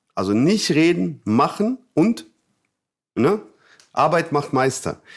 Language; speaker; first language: German; non-native, fluent; Russian